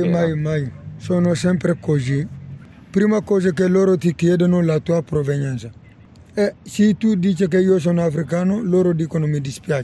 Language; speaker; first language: Italian; non-native, learner; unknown